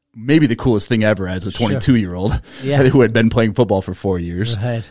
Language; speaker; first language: English; native; English